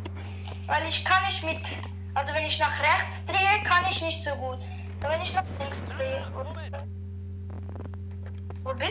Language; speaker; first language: German; non-native, fluent; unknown